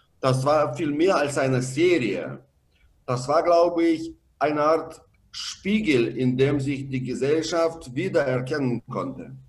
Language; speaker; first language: German; non-native, fluent; Russian